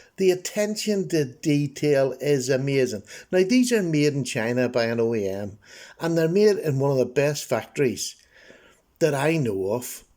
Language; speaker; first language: English; native; English